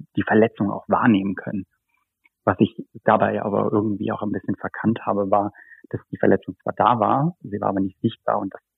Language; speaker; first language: German; native; German